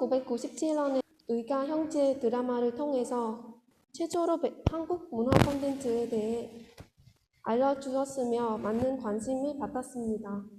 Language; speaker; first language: Korean; non-native, fluent; Vietnamese